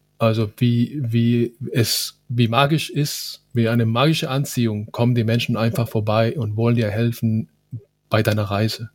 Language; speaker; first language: German; non-native, fluent; Spanish